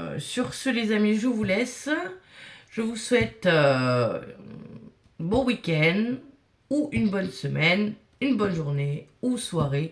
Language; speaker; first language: French; native; French